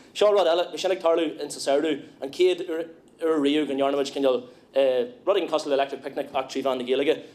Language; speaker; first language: Irish; non-native, local second language; English